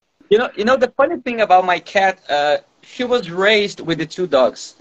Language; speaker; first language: English; non-native, fluent; Portuguese